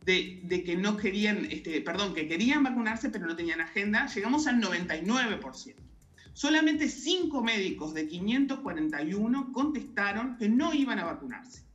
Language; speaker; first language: Spanish; native; Spanish